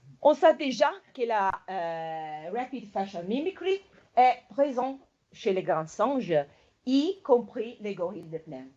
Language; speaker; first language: French; non-native, fluent; Italian